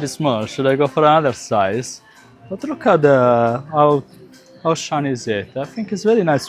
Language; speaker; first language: English; non-native, fluent; Italian